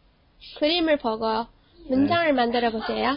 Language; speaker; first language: Korean; non-native, fluent; Chinese